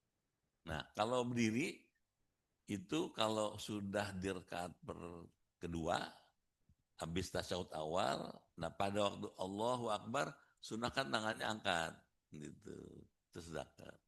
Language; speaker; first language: Indonesian; native; Indonesian